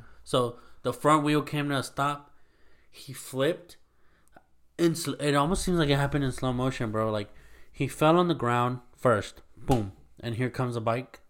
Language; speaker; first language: English; early bilingual, other home language; Spanish